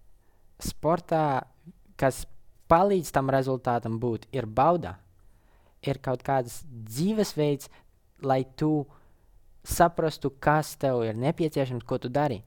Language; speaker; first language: Latvian; non-native, local second language; Russian